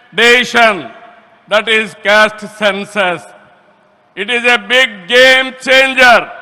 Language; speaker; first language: English; non-native, local second language; Telugu